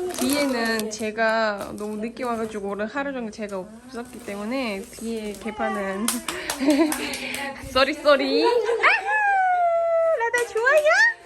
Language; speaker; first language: Korean; non-native, fluent; Russian